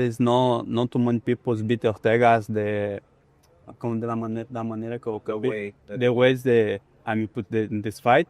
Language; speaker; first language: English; non-native, learner; Portuguese